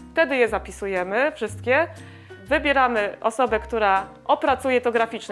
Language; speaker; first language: Polish; native; Polish